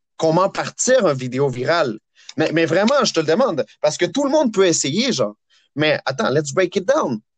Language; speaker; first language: French; early bilingual, other home language; Spanish